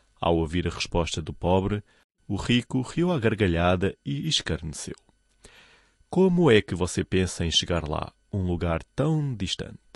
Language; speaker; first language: Portuguese; non-native, fluent; Chinese